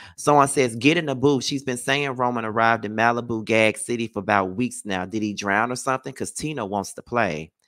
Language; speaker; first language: English; native; English